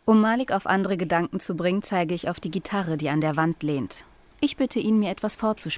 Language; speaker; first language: German; native; German